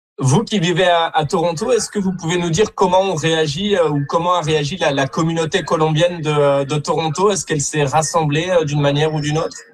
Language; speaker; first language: French; native; French